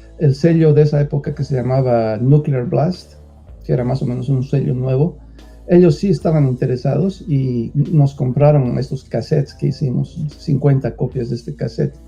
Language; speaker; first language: Spanish; native; Spanish